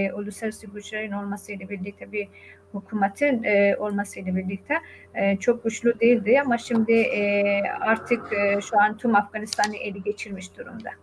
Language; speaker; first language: Turkish; non-native, fluent; Persian